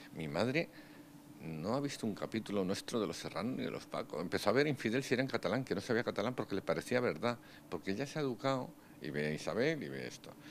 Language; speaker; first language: Spanish; native; Spanish